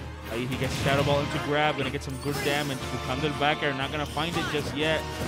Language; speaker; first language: English; non-native, local second language; Spanish